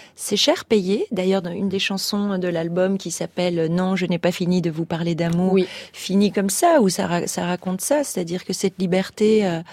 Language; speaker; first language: French; native; French